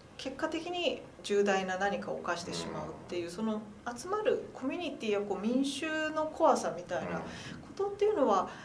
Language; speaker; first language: Japanese; native; Japanese